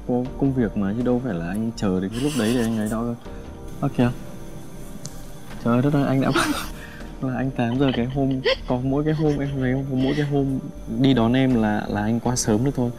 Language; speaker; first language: Vietnamese; native; Vietnamese